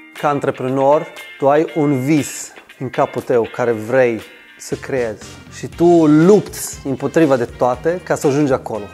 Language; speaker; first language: Romanian; non-native, fluent; Swedish